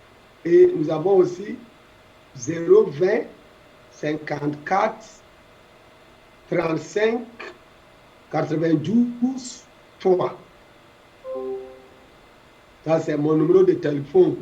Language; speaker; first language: French; non-native, fluent; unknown